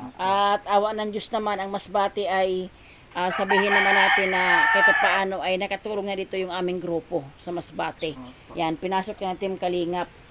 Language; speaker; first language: Filipino; non-native, local second language; Masbatenyo